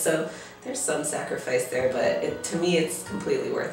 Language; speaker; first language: English; native; English